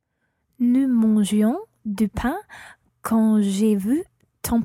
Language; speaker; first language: French; non-native, learner; English